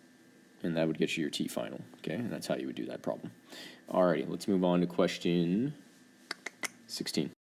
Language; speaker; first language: English; native; English